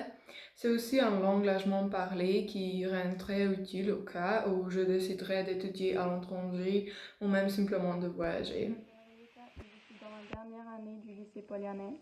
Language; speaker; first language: French; non-native, fluent; Slovenian